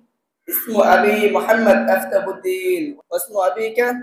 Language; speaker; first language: Arabic; non-native, learner; Bangla